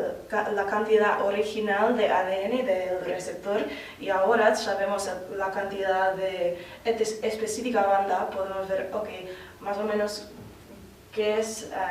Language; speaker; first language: Spanish; non-native, learner; English